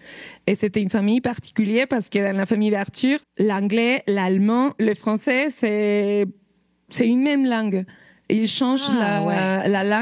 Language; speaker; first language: French; non-native, fluent; Spanish